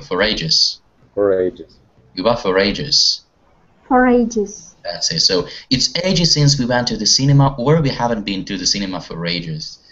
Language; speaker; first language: English; non-native, fluent; Russian